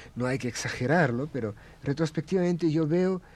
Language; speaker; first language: Spanish; non-native, fluent; Russian